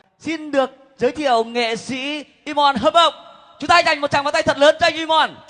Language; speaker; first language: Vietnamese; native; Vietnamese